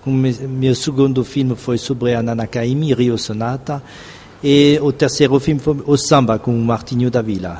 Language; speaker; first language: Portuguese; non-native, fluent; French